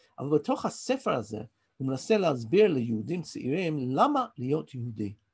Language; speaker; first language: Hebrew; non-native, fluent; English